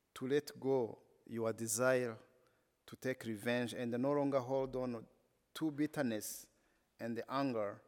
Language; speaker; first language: English; non-native, local second language; Kinyarwanda